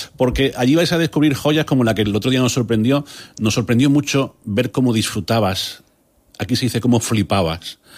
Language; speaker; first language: Spanish; native; Spanish